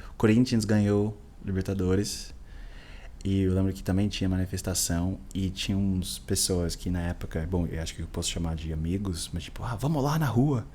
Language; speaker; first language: Portuguese; non-native, fluent; English